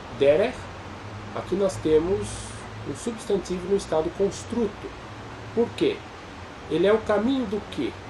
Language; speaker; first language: Portuguese; native; Portuguese